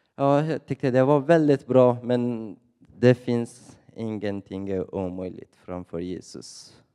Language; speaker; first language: Swedish; non-native, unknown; Persian